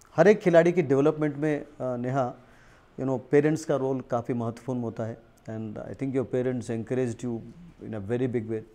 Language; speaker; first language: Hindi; non-native, local second language; Telugu